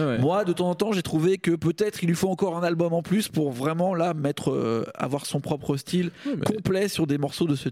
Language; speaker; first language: French; native; French